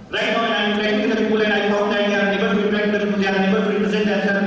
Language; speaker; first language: English; non-native, local second language; Hindi